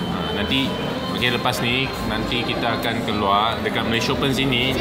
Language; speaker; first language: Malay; non-native, local second language; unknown